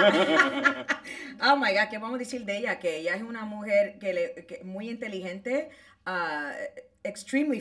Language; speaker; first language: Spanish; early bilingual, heritage; Spanish